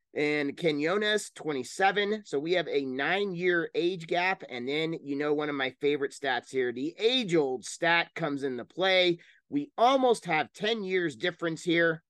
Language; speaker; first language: English; native; English